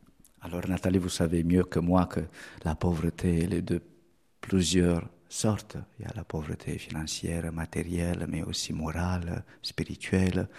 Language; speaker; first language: French; non-native, fluent; Romanian